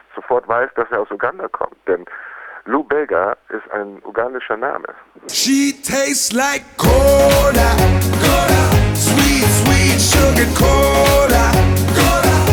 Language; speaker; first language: German; native; German